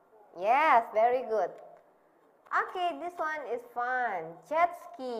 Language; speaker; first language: English; non-native, learner; Indonesian